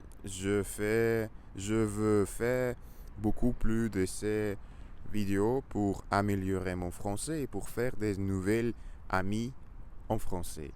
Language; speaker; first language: French; non-native, learner; Russian